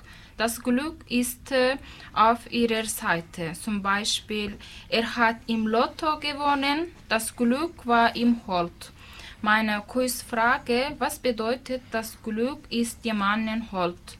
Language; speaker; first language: German; non-native, learner; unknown